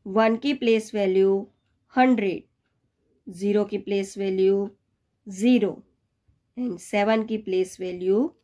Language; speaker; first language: Hindi; non-native, local second language; Gujarati